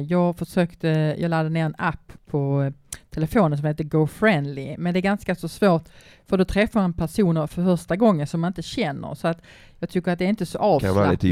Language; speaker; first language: Swedish; native; Swedish